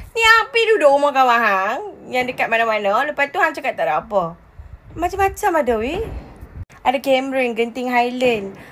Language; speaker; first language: Malay; native; Malay